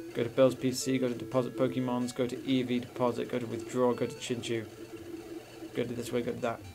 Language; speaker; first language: English; native; English